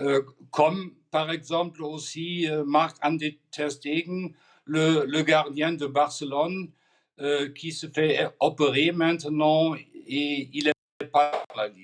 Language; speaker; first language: French; non-native, fluent; German